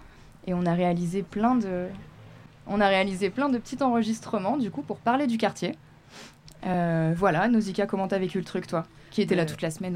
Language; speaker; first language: French; native; French